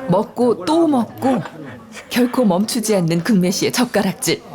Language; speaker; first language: Korean; native; Korean